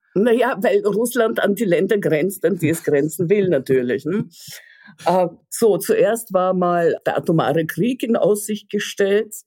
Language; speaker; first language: German; early bilingual, other home language; Russian